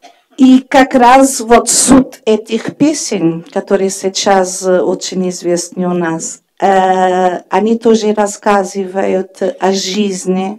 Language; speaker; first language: Russian; non-native, fluent; Portuguese